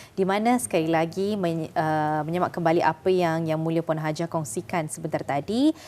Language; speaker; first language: Malay; native; Malay